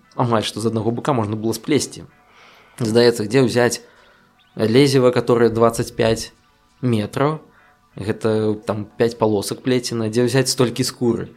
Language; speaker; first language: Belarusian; non-native, local second language; Russian